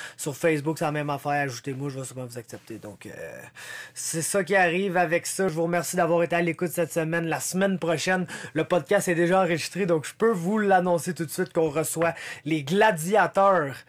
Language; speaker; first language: French; native; French